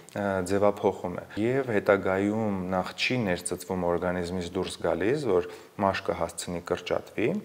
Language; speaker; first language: Armenian; native; Armenian